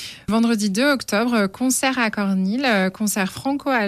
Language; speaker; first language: French; native; French